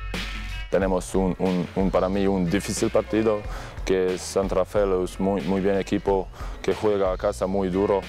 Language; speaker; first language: Spanish; non-native, learner; Croatian